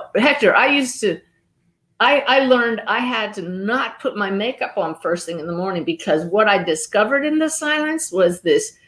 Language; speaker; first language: English; native; English